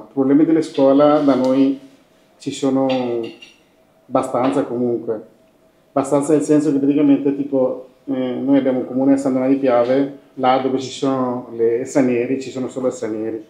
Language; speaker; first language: Italian; early bilingual, other home language; Bangla